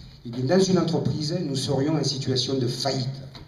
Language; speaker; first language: French; native; French